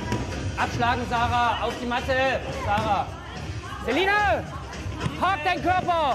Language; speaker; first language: German; native; German